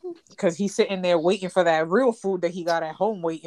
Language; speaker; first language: English; early bilingual, other home language; Spanish